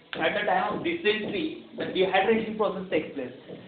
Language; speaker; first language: English; non-native, local second language; Marathi